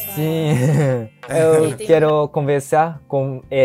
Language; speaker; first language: Portuguese; non-native, learner; Japanese